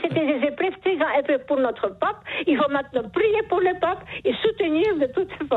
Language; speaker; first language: French; non-native, fluent; Polish